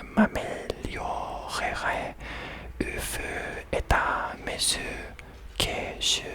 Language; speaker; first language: French; non-native, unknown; Serbian